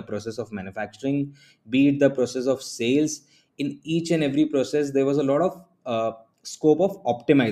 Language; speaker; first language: English; non-native, local second language; Hindi